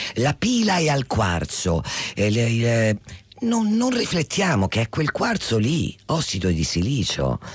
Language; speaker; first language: Italian; native; Italian